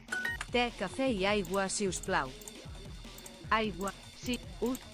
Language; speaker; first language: Catalan; non-native, learner; English